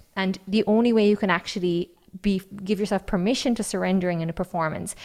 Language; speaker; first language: English; native; English